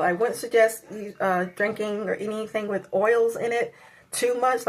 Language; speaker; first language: English; native; English